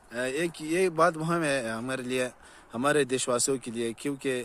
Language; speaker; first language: Hindi; non-native, learner; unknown